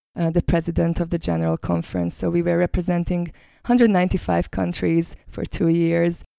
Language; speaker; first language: English; non-native, fluent; Hungarian